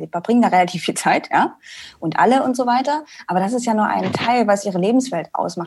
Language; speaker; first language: German; native; German